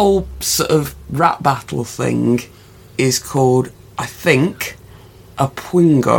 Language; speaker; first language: English; native; English